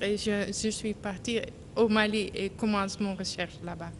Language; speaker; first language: French; non-native, learner; Dutch